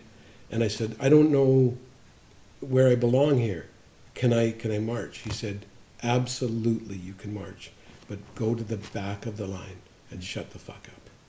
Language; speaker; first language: English; native; English